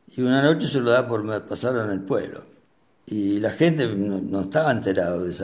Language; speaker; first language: Spanish; native; Spanish